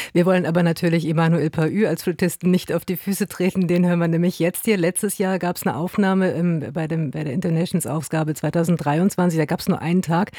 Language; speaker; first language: German; native; German